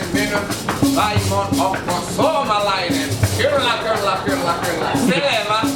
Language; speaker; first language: Finnish; non-native, learner; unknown